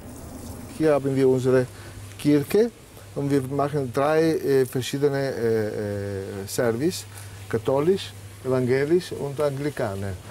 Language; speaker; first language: German; non-native, fluent; Italian